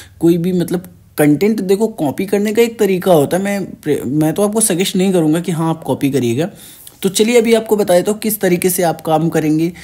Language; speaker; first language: Hindi; native; Hindi